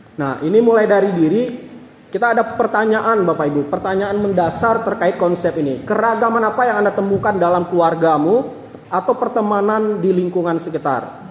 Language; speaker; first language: Indonesian; non-native, local second language; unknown